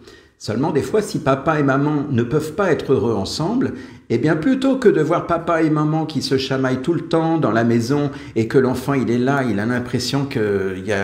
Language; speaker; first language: French; native; French